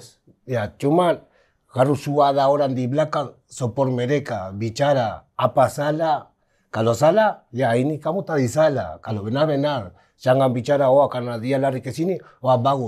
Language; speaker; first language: Indonesian; non-native, fluent; Spanish